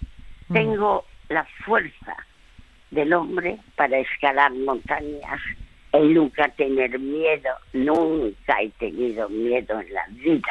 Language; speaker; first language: Spanish; early bilingual, other home language; French